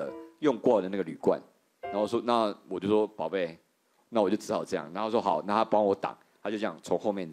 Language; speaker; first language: Chinese; native; Chinese